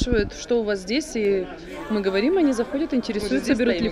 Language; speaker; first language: Russian; native; Russian